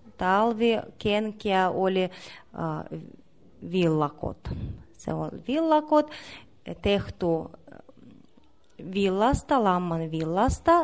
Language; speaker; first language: Finnish; non-native, learner; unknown